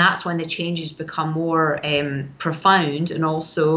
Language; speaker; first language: English; native; English